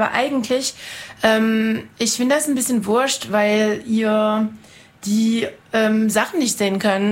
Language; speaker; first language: German; non-native, fluent; French